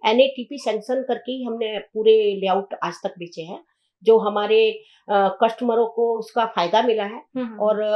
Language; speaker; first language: Hindi; native; Hindi